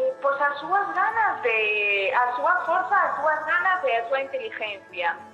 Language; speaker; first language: Galician; non-native, local second language; Spanish